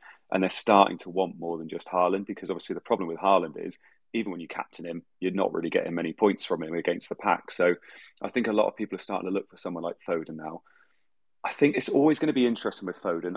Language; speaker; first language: English; native; English